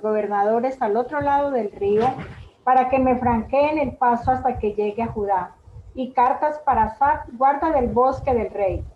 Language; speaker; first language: Spanish; native; Spanish